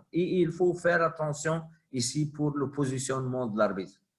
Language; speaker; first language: French; non-native, fluent; Arabic